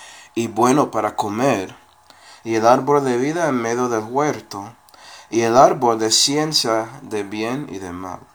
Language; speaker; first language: Spanish; non-native, fluent; English